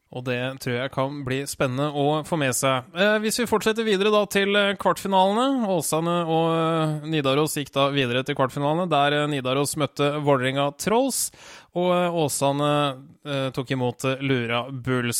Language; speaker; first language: Norwegian; native; Norwegian